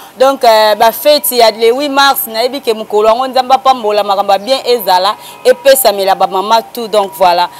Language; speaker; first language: Lingala; native; Lingala